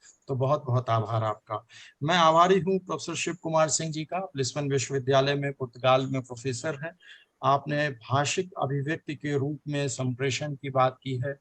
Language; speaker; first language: Hindi; native; Hindi